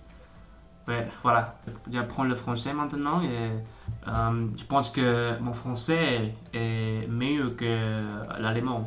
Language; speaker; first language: French; non-native, learner; Indonesian